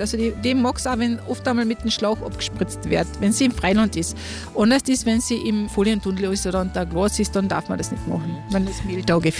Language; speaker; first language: German; native; German